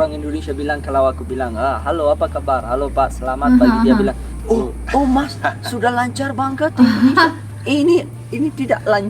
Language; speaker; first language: Indonesian; non-native, learner; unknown